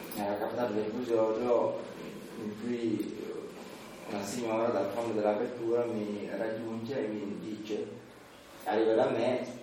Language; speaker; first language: Italian; non-native, fluent; Wolof